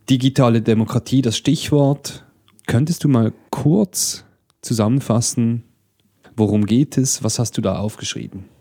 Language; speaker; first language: German; native; German